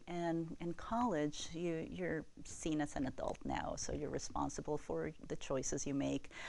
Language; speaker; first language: English; non-native, fluent; Spanish